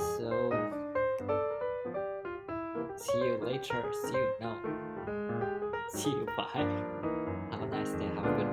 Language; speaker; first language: English; non-native, learner; Japanese